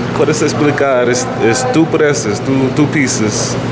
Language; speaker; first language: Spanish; non-native, learner; English